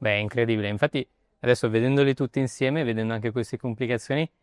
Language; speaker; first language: Italian; native; Italian